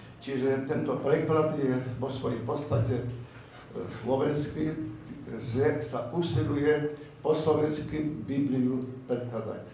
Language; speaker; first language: Slovak; native; Slovak